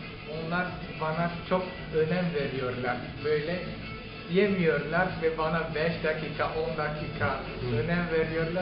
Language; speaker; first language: Turkish; non-native, learner; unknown